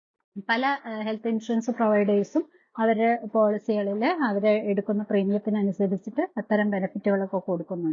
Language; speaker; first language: Malayalam; native; Malayalam